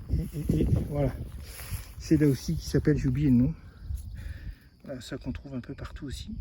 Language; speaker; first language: French; native; French